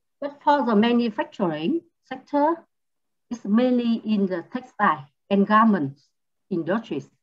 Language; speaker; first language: English; non-native, learner; Vietnamese